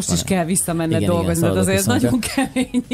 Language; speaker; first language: Hungarian; native; Hungarian